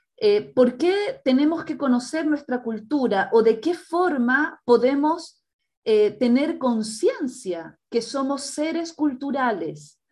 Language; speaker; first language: Spanish; native; Spanish